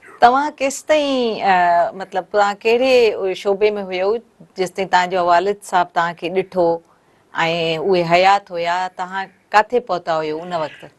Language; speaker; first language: Sindhi; native; Sindhi